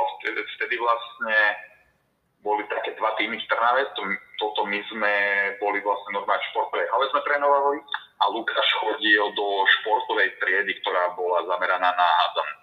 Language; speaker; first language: Slovak; native; Slovak